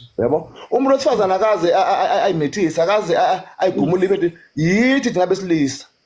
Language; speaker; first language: Zulu; native; Zulu